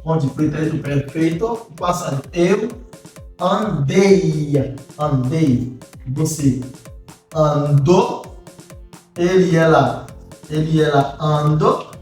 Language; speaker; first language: Portuguese; non-native, fluent; Haitian Creole